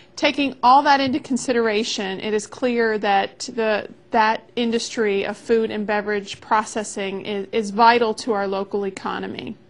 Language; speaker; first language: English; native; English